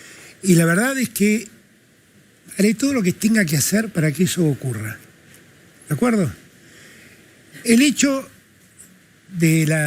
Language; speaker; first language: Spanish; native; Spanish